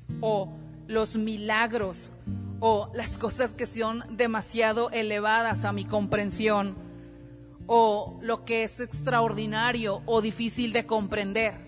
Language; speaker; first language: Spanish; native; Spanish